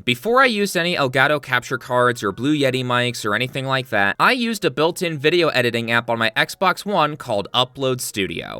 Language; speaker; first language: English; native; English